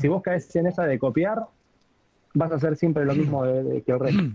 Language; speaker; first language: Spanish; native; Spanish